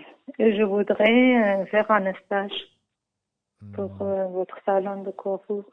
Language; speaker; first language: French; non-native, learner; Persian